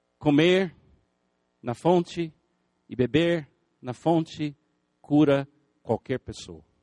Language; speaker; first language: Portuguese; non-native, fluent; English